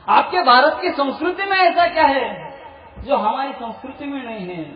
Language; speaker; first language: Hindi; non-native, local second language; Marathi